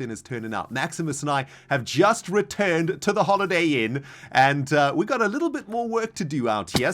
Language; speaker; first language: English; native; English